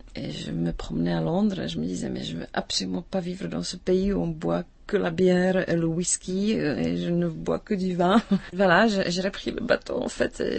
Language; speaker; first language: French; non-native, fluent; Czech